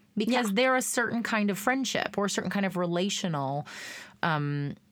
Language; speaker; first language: English; native; English